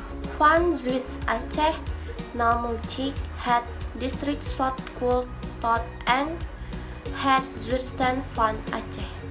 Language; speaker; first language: Dutch; non-native, learner; Indonesian